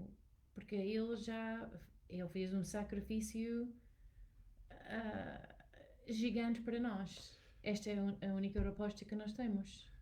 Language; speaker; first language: Portuguese; non-native, learner; English